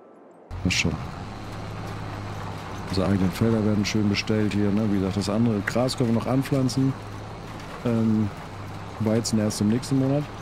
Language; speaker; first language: German; native; German